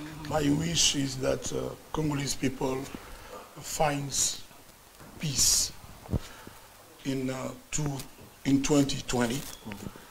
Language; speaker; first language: English; non-native, learner; Lingala